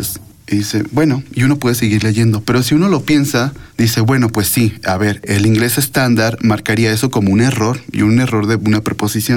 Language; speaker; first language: Spanish; native; Spanish